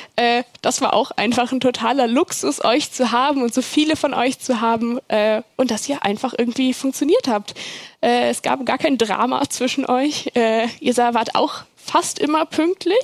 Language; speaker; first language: German; native; German